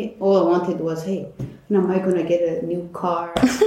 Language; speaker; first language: English; non-native, local second language; Kinyarwanda